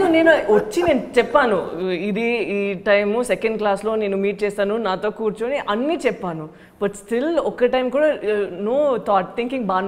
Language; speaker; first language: Telugu; non-native, learner; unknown